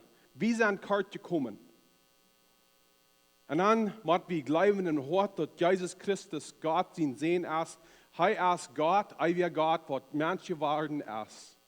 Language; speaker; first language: German; non-native, learner; Plautdietsch